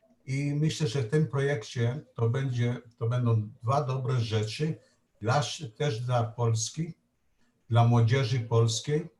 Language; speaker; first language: Polish; non-native, learner; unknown